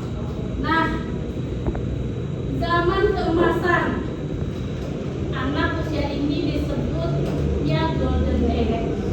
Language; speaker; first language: Indonesian; native; Indonesian